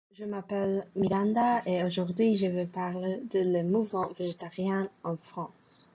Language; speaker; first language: French; non-native, fluent; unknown